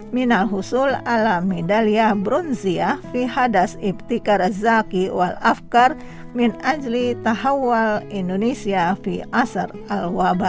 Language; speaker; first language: Arabic; non-native, fluent; Indonesian